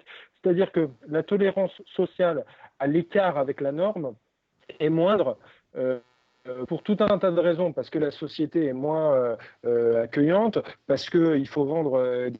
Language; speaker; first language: French; native; French